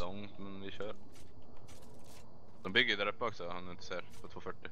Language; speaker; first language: Swedish; native; Swedish